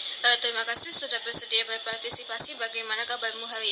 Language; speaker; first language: Indonesian; native; Indonesian